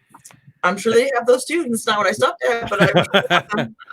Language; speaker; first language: English; native; English